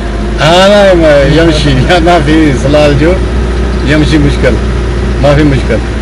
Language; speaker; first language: Arabic; non-native, learner; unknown